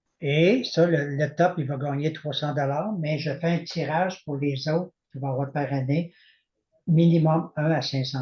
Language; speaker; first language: French; native; French